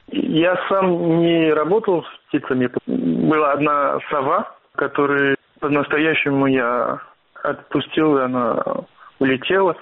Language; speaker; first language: Russian; non-native, fluent; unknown